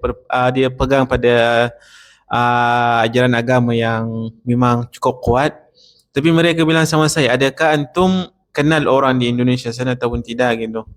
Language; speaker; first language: Indonesian; non-native, learner; Arabic